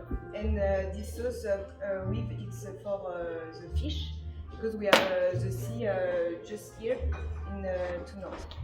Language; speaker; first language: English; non-native, learner; French